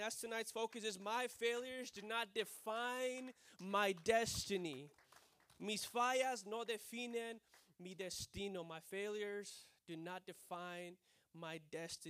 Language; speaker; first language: English; early bilingual, other home language; Spanish